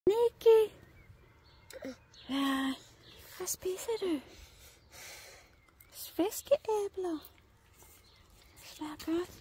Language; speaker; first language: Danish; non-native, learner; English